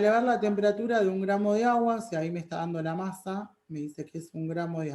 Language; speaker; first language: Spanish; native; Spanish